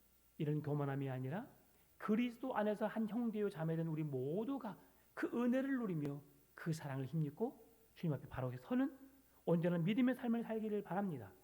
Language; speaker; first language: Korean; native; Korean